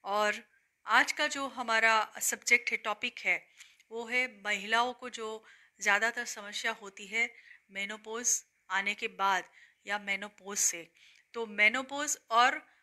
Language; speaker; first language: Hindi; non-native, local second language; Gujarati